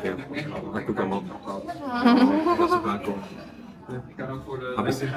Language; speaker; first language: Indonesian; non-native, learner; German